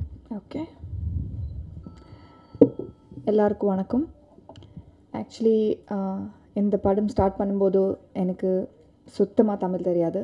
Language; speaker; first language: Tamil; non-native, learner; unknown